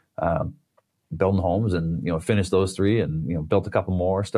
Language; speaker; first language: English; native; English